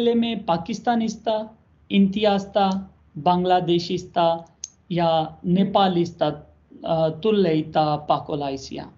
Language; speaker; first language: Finnish; non-native, learner; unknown